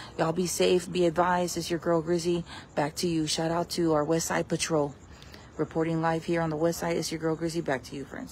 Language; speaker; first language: English; early bilingual, other home language; Spanish